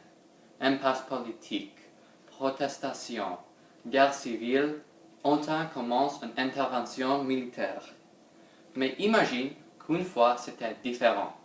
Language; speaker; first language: French; non-native, learner; English